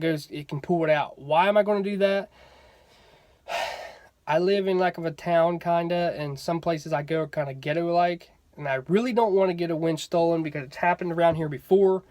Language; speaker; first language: English; native; English